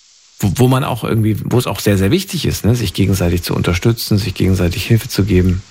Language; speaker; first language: German; native; German